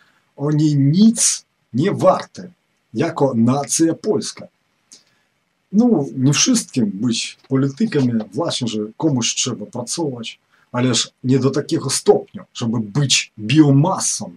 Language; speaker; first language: Polish; non-native, fluent; Ukrainian